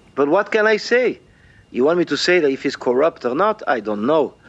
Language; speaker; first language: English; non-native, fluent; Portuguese